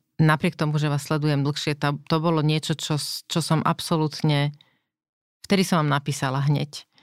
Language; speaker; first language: Slovak; native; Slovak